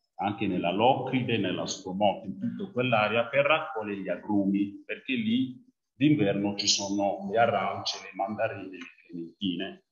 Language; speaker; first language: Italian; non-native, fluent; French